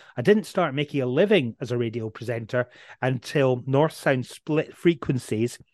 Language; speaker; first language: English; native; English